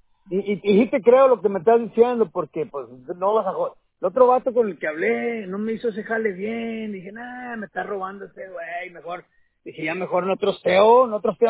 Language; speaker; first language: Spanish; native; Spanish